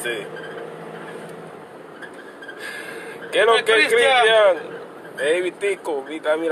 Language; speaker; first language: Spanish; non-native, learner; Haitian Creole